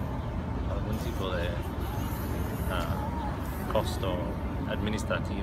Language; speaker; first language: Spanish; non-native, fluent; English